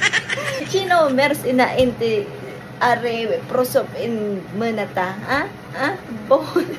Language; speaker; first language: Romanian; non-native, learner; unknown